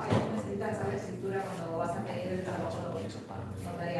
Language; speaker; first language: Spanish; native; Spanish